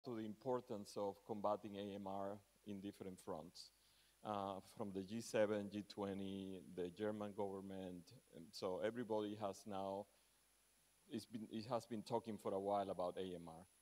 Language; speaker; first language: English; non-native, fluent; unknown